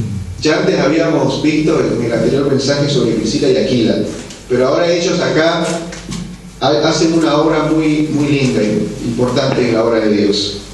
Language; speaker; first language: Spanish; non-native, fluent; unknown